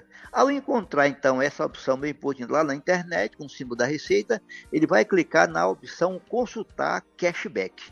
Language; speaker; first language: Portuguese; native; Portuguese